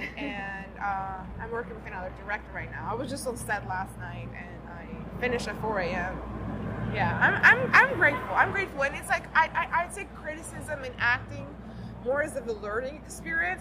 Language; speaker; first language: English; non-native, fluent; Albanian